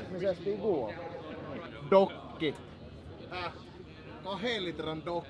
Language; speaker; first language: Finnish; native; Finnish